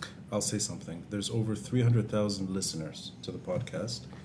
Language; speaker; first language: English; non-native, local second language; Arabic